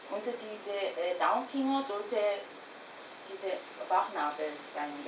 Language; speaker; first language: German; non-native, learner; Korean